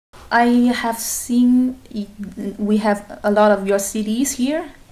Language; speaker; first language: English; non-native, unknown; Chinese